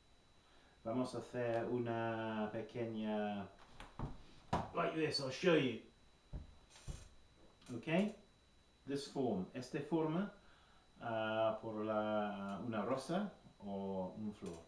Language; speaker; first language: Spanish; non-native, learner; English